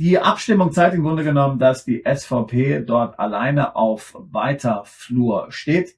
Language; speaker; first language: German; native; German